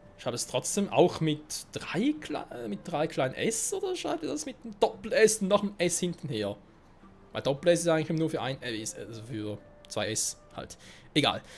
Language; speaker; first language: German; native; German